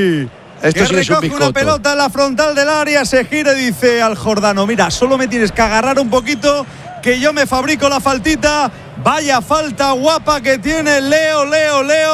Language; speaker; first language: Spanish; native; Spanish